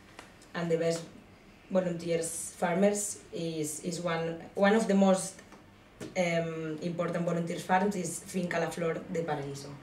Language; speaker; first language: English; non-native, learner; Spanish